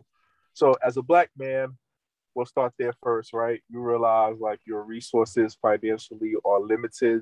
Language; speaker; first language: English; non-native, fluent; Haitian Creole